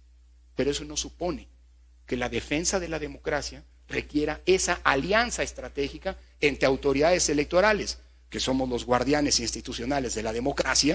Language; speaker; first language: Spanish; native; Spanish